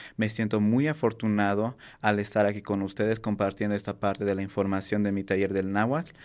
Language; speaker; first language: Spanish; non-native, local second language; Nahuatl languages